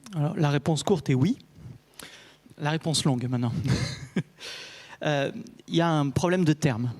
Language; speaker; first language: French; native; French